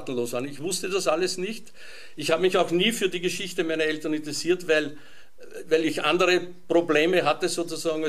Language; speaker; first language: German; native; German